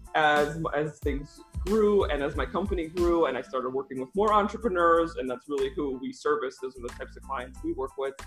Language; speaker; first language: English; early bilingual, other home language; Russian